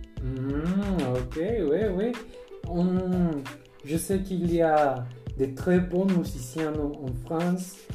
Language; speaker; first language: French; non-native, learner; Spanish